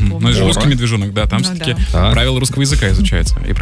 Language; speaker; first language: Russian; native; Russian